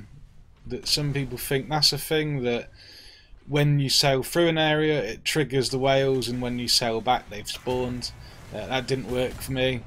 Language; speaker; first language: English; native; English